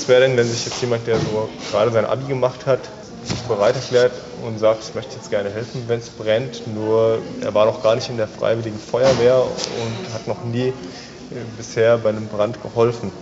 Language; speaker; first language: German; native; German